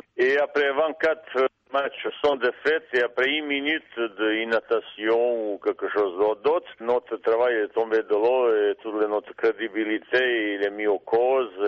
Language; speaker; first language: French; non-native, fluent; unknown